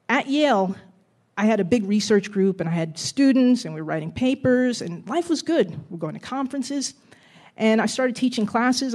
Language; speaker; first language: English; native; English